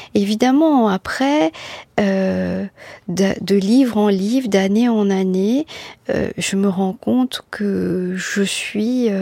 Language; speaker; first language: French; non-native, local second language; Morisyen